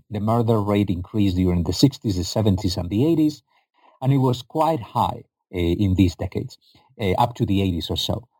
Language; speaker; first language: English; non-native, fluent; Spanish